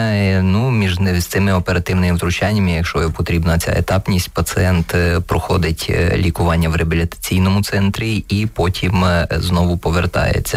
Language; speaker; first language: Ukrainian; native; Ukrainian